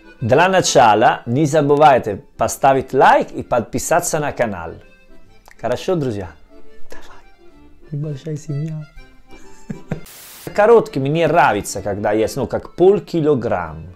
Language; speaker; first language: Russian; non-native, learner; Italian